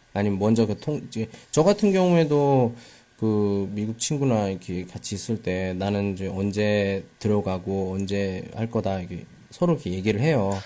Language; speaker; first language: Korean; native; Korean